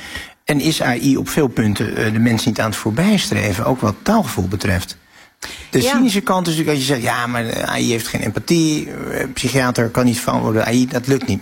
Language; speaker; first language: Dutch; native; Dutch